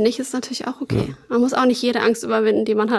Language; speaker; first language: German; native; German